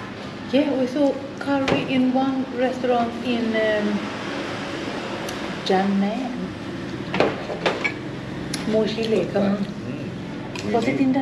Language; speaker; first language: English; non-native, fluent; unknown